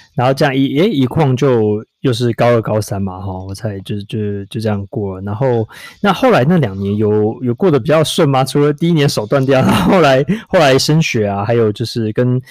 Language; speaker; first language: Chinese; native; Chinese